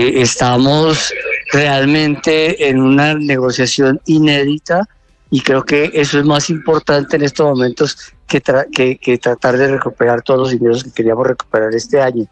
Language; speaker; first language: Spanish; native; Spanish